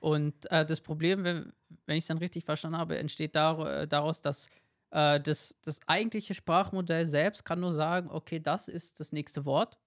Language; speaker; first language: German; native; German